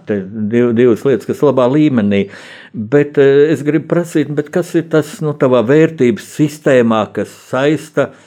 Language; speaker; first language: Latvian; native; Latvian